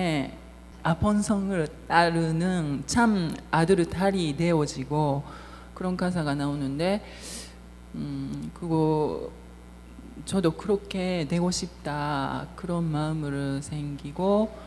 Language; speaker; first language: Korean; non-native, fluent; Japanese